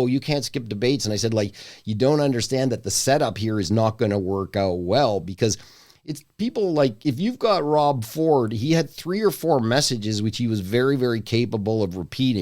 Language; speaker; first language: English; native; English